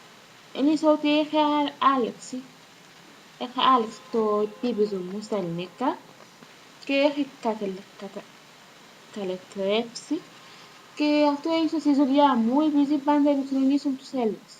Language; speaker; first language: Greek; non-native, learner; Arabic